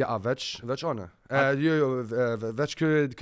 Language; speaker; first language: Albanian; non-native, learner; Arabic